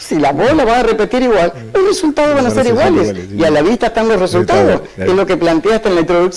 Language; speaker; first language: Spanish; native; Spanish